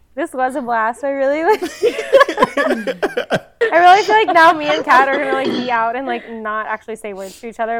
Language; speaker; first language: English; native; English